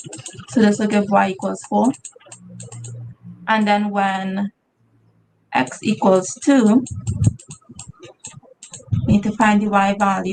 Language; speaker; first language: English; native; English